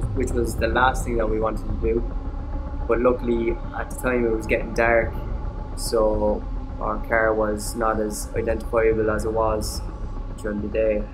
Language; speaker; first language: English; native; English